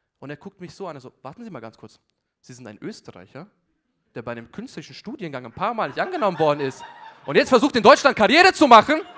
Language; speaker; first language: German; early bilingual, other home language; Albanian